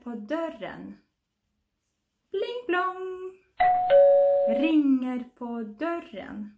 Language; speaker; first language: Swedish; non-native, fluent; Russian